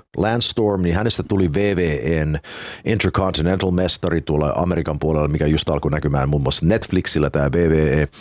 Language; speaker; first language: Finnish; early bilingual, heritage; Finnish